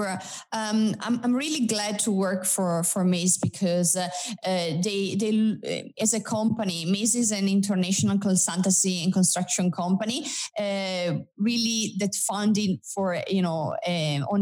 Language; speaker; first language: English; non-native, fluent; Italian